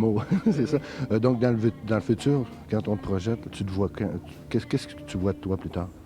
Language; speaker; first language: French; native; French